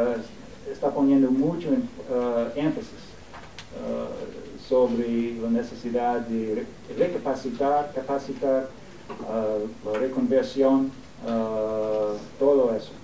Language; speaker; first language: Spanish; non-native, fluent; English